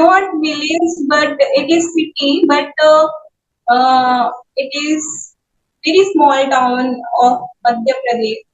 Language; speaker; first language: English; non-native, learner; Hindi